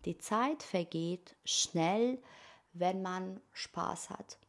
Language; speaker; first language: German; non-native, fluent; Persian